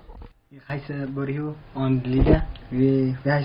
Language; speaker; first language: German; non-native, learner; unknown